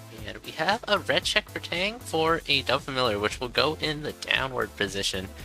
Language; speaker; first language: English; native; English